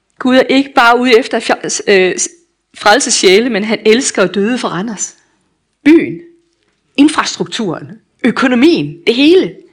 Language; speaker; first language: Danish; native; Danish